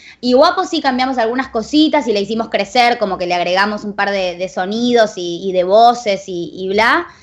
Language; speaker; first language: Spanish; native; Spanish